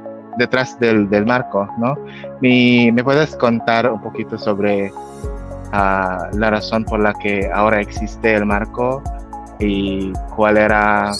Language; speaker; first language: Spanish; non-native, fluent; Filipino